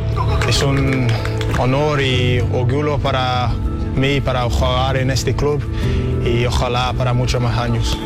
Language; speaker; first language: Spanish; non-native, fluent; English